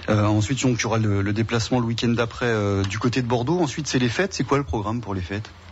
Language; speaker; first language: French; native; French